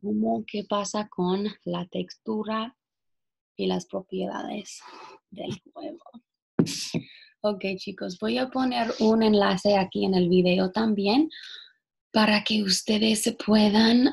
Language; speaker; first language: Spanish; non-native, fluent; English